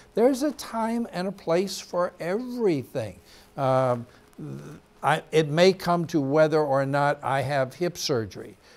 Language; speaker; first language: English; native; English